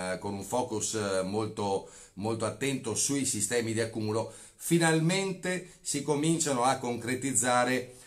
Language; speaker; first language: Italian; native; Italian